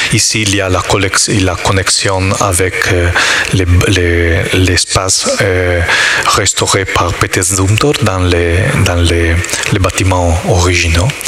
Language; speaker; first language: French; non-native, learner; Italian